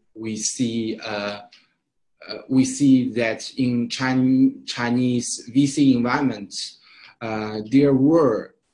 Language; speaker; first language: English; non-native, fluent; Chinese